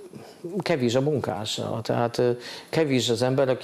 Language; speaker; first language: Hungarian; non-native, fluent; Polish